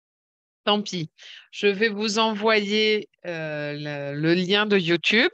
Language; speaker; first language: French; native; French